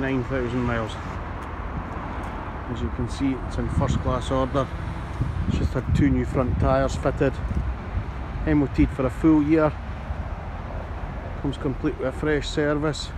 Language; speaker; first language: English; native; English